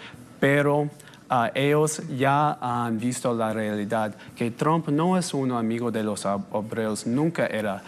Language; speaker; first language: Spanish; non-native, fluent; English